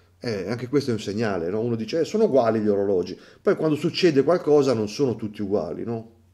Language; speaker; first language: Italian; native; Italian